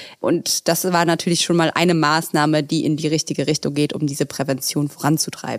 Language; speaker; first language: German; native; German